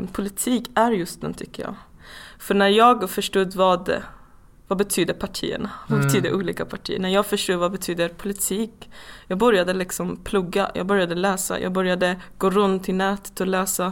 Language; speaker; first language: Swedish; non-native, fluent; Persian